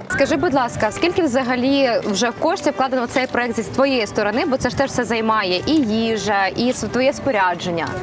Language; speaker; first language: Ukrainian; native; Ukrainian